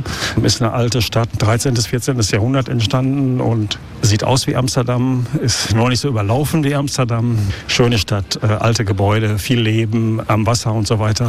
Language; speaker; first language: German; native; German